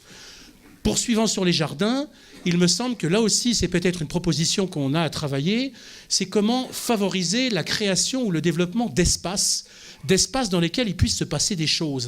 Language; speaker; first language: French; native; French